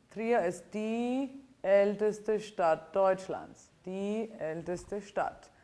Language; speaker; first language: German; non-native, fluent; Italian